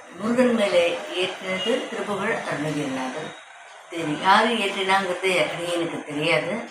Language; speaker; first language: Tamil; native; Tamil